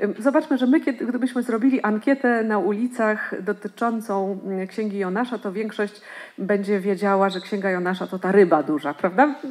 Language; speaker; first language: Polish; native; Polish